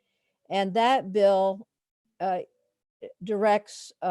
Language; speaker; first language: English; native; English